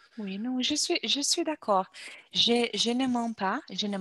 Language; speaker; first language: French; non-native, learner; Portuguese